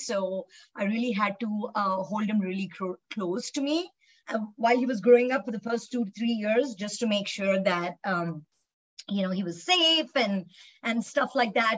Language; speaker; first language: English; non-native, local second language; Telugu